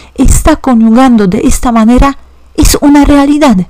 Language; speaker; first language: Spanish; non-native, fluent; Polish